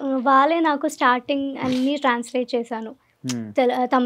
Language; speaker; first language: Telugu; non-native, learner; Malayalam